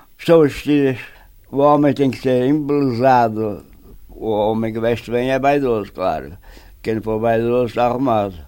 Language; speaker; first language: Portuguese; native; Portuguese